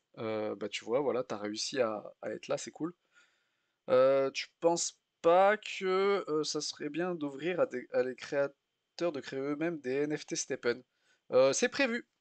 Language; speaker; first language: French; native; French